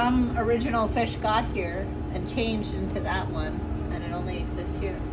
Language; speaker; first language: English; native; English